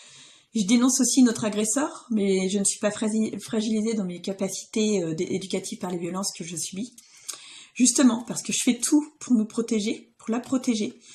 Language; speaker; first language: French; native; French